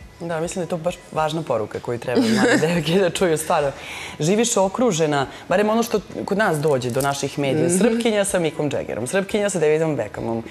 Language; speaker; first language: Serbian; native; Serbian